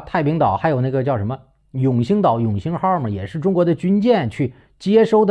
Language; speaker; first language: Chinese; native; Chinese